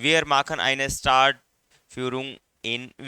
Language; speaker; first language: German; non-native, fluent; Hindi